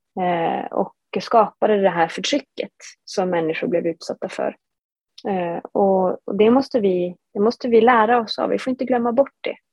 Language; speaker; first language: Swedish; native; Swedish